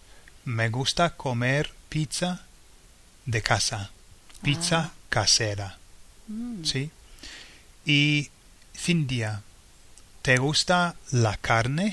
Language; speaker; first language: Spanish; non-native, fluent; English